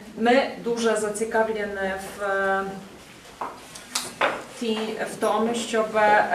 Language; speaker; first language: Ukrainian; non-native, fluent; Polish